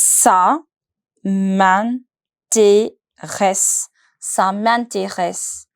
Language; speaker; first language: French; non-native, fluent; Hindi